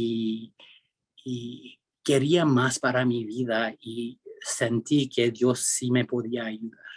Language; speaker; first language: Spanish; early bilingual, heritage; Spanish